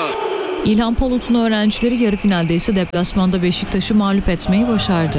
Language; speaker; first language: Turkish; native; Turkish